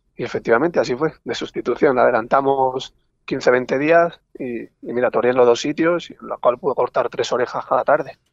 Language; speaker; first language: Spanish; native; Spanish